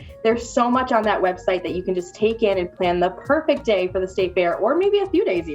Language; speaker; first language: English; native; English